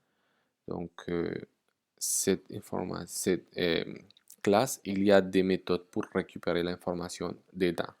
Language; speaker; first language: French; non-native, fluent; Spanish